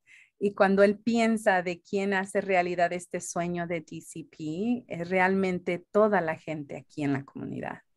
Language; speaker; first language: Spanish; early bilingual, heritage; Spanish